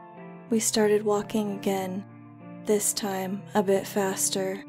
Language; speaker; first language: English; native; English